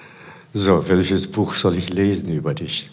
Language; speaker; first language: German; non-native, fluent; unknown